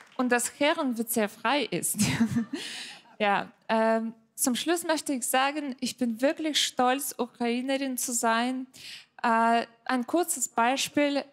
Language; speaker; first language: German; non-native, fluent; Ukrainian